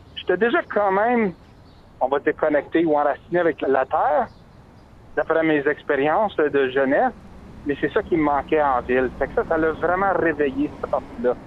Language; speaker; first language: French; native; French